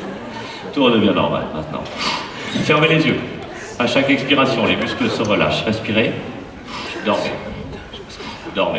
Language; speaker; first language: French; native; French